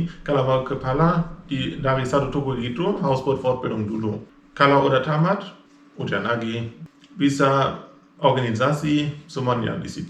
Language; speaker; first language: Indonesian; non-native, fluent; German